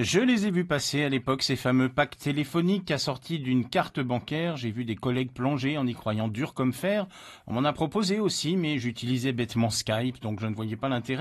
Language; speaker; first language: French; native; French